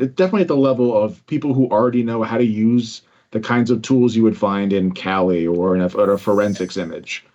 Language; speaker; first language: English; native; English